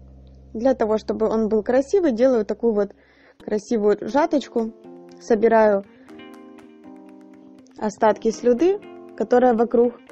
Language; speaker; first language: Russian; native; Russian